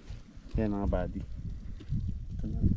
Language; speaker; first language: Filipino; native; Filipino